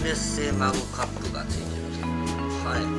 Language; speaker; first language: Japanese; native; Japanese